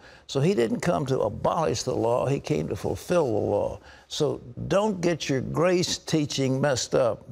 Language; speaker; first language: English; native; English